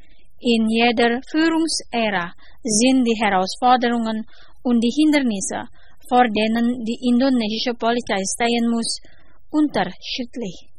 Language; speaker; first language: German; non-native, fluent; Indonesian